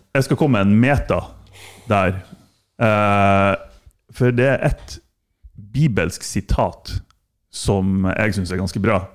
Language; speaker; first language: Norwegian; non-native, fluent; German